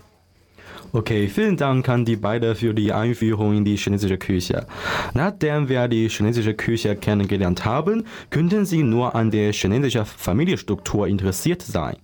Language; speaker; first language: German; non-native, learner; Chinese